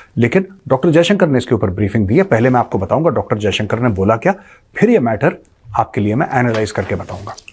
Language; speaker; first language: Hindi; native; Hindi